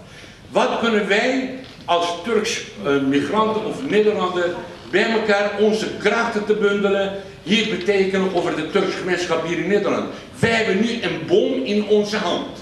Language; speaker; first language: Dutch; non-native, fluent; Turkish